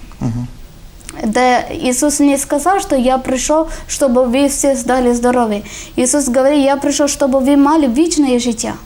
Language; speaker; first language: Ukrainian; non-native, learner; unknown